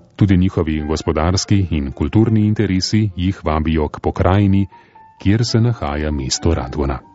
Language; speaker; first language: Slovenian; native; Slovenian